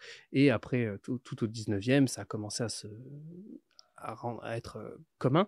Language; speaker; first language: French; native; French